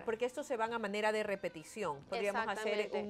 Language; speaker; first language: Spanish; native; Spanish